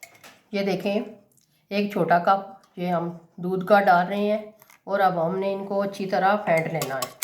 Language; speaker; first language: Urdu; non-native, local second language; Punjabi